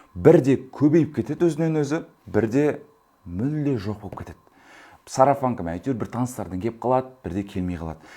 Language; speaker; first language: Kazakh; early bilingual, heritage; Kazakh